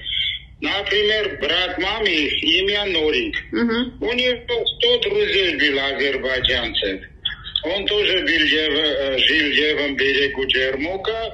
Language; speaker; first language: Russian; non-native, local second language; Armenian